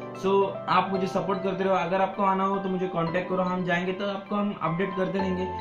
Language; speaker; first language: Hindi; non-native, local second language; Marathi